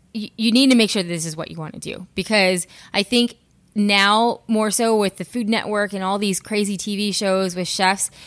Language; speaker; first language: English; native; English